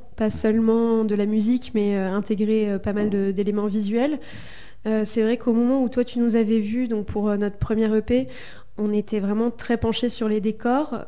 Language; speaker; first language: French; early bilingual, other home language; Spanish